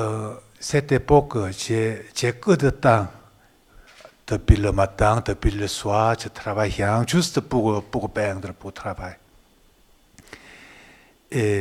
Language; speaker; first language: French; non-native, learner; Korean